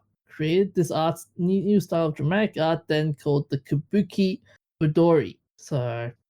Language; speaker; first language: English; native; English